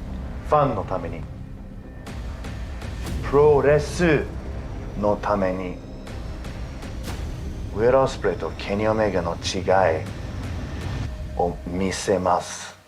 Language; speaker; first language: Japanese; non-native, fluent; English